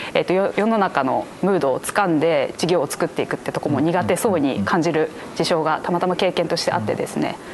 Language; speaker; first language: Japanese; native; Japanese